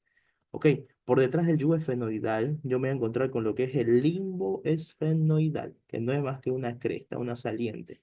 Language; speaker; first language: Spanish; native; Spanish